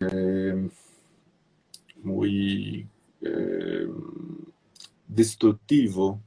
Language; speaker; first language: Spanish; non-native, fluent; Portuguese